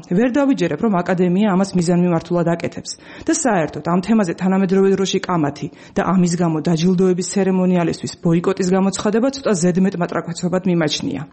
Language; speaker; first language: Georgian; native; Georgian